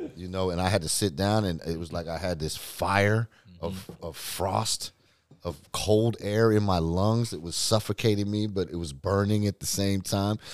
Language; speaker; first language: English; native; English